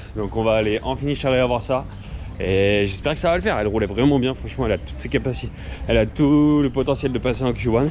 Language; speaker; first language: French; native; French